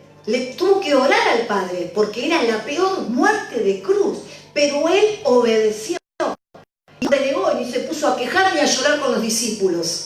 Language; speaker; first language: Spanish; native; Spanish